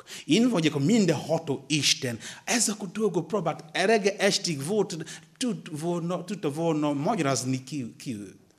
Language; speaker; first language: Hungarian; non-native, learner; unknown